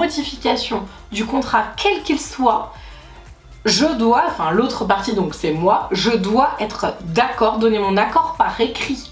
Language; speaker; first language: French; native; French